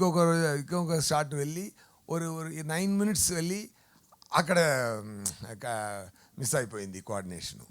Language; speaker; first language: Telugu; non-native, learner; Tamil